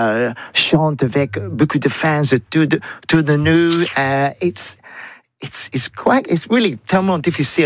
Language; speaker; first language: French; non-native, learner; English